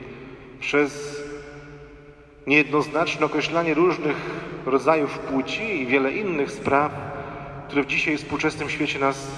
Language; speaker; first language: Polish; native; Polish